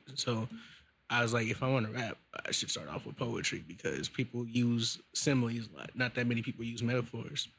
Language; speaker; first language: English; native; English